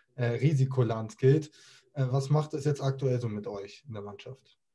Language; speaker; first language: German; native; German